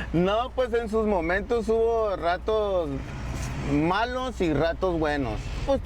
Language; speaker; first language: Spanish; native; Spanish